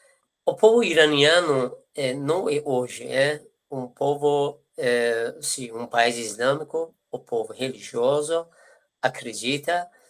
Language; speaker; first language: Portuguese; non-native, fluent; Persian